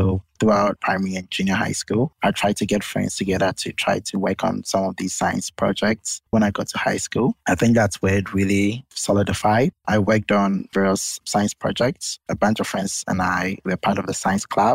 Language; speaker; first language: English; non-native, local second language; Akan